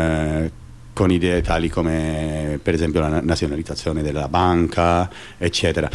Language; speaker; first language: Italian; non-native, fluent; Catalan